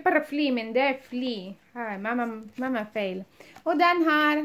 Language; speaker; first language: Swedish; non-native, learner; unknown